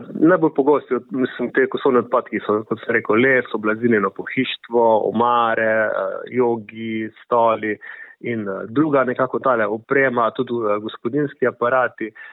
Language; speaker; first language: Slovenian; native; Slovenian